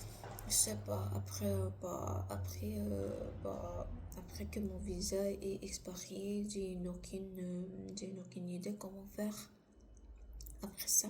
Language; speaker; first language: French; non-native, learner; Korean